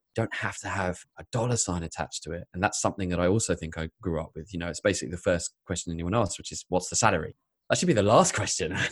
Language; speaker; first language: English; native; English